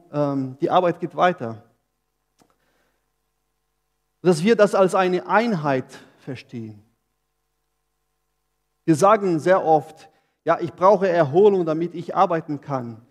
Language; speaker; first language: German; non-native, fluent; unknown